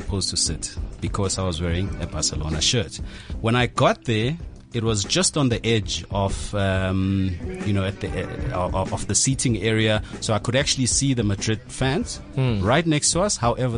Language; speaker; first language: English; non-native, local second language; Zulu